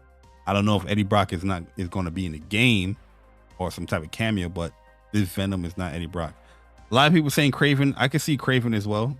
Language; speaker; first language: English; native; English